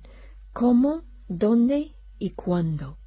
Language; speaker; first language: Spanish; non-native, fluent; English